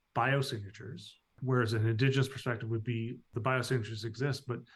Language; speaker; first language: English; native; English